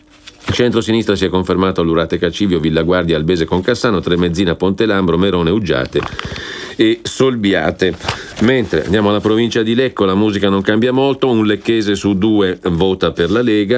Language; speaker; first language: Italian; native; Italian